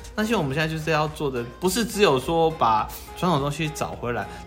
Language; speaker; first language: Chinese; native; Chinese